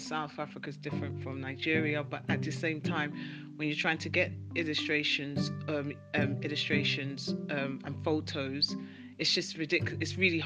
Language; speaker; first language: English; non-native, local second language; Akan